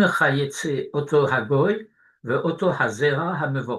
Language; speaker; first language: Hebrew; non-native, fluent; French